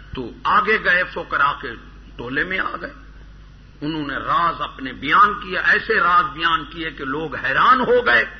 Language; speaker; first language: Urdu; non-native, local second language; Punjabi